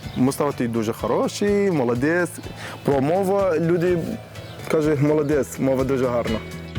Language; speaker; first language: Ukrainian; non-native, learner; Arabic